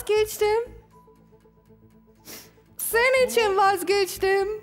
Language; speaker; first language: Turkish; non-native, learner; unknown